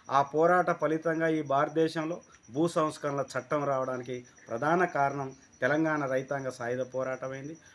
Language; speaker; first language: Telugu; native; Telugu